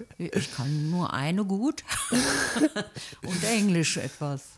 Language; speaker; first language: German; native; German